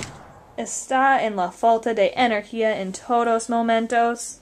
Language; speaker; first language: Spanish; non-native, learner; English